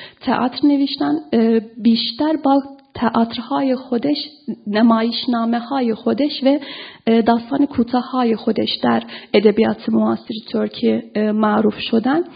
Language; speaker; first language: Persian; non-native, fluent; Turkish